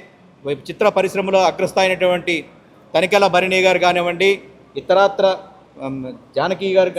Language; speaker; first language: Telugu; native; Telugu